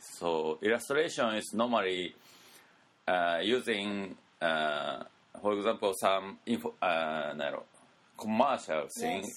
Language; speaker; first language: English; non-native, learner; Japanese